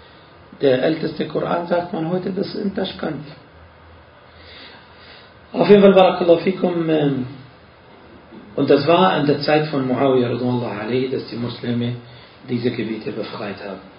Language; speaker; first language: German; non-native, fluent; Arabic